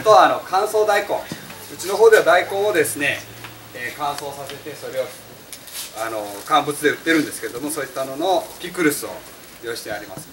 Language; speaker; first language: Japanese; native; Japanese